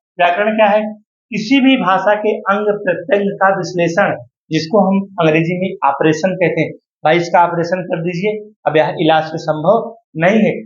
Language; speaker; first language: Hindi; native; Hindi